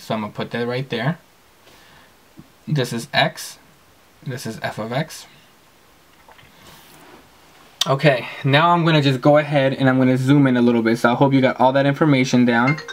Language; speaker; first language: English; native; English